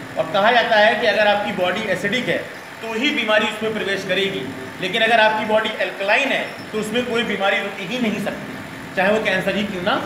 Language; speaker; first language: Hindi; native; Hindi